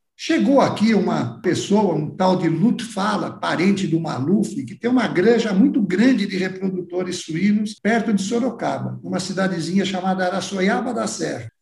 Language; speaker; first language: Portuguese; early bilingual, other home language; Italian